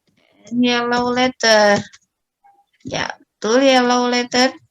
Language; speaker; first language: English; non-native, learner; Indonesian